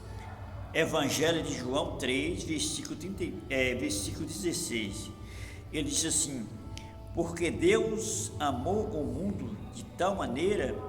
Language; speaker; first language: Portuguese; native; Portuguese